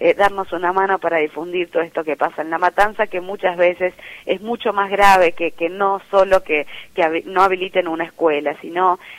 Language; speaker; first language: Spanish; native; Spanish